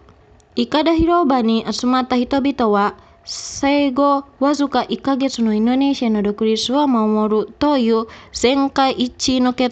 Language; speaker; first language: Japanese; non-native, fluent; Indonesian